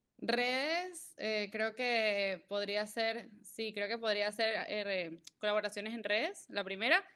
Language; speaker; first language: Spanish; native; Spanish